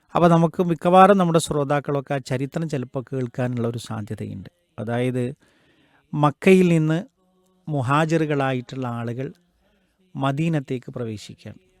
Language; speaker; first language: Malayalam; native; Malayalam